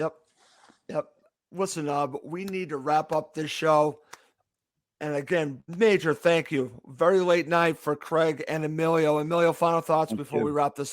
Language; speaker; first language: English; native; English